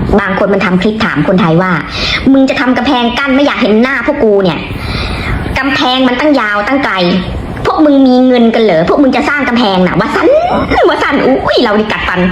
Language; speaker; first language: Thai; native; Thai